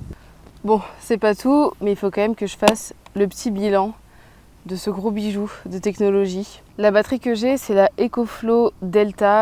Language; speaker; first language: French; native; French